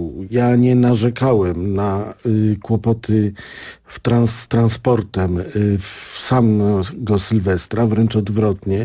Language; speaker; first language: Polish; native; Polish